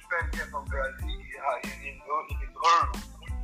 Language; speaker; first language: English; non-native, local second language; Yoruba